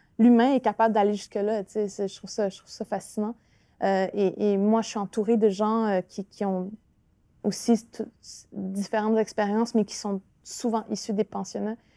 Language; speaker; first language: French; non-native, local second language; Innu-aimun